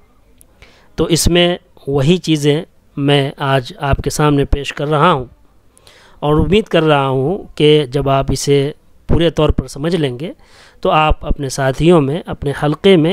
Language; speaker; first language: Urdu; native; Urdu